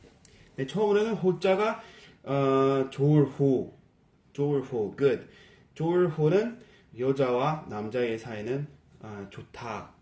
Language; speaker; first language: Korean; non-native, fluent; English